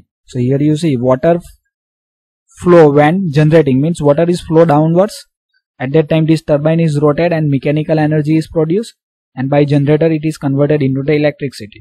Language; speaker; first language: English; non-native, local second language; Gujarati